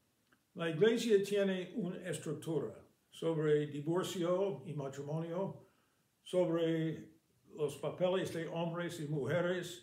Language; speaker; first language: Spanish; non-native, fluent; English